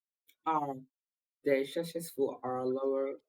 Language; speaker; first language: English; non-native, learner; Vietnamese